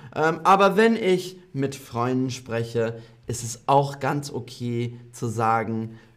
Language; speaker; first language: German; non-native, fluent; English